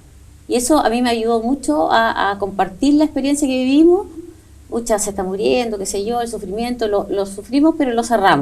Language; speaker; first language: Spanish; native; Spanish